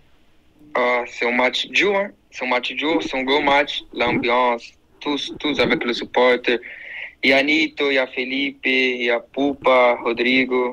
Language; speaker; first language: French; non-native, learner; Portuguese